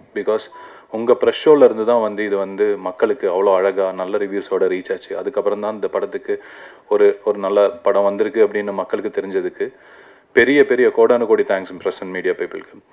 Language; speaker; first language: Tamil; native; Tamil